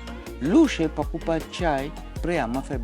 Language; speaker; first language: Russian; non-native, fluent; Sinhala